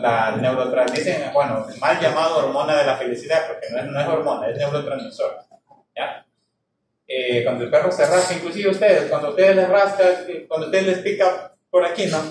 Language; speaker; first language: Spanish; native; Spanish